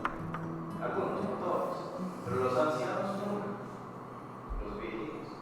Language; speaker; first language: Spanish; non-native, fluent; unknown